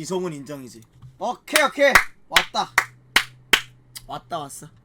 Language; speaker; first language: Korean; native; Korean